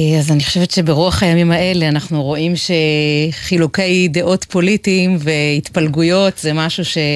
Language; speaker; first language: Hebrew; native; Hebrew